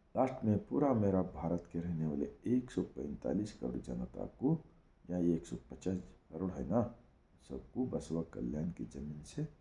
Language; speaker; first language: Hindi; non-native, local second language; Kannada